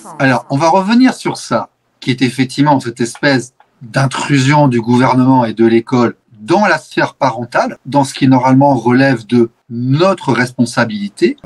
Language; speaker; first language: French; native; French